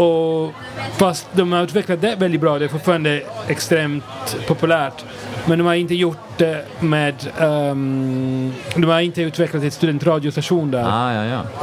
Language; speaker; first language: Swedish; non-native, fluent; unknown